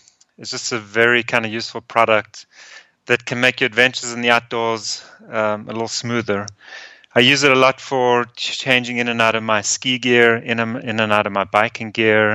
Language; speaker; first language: English; early bilingual, other home language; German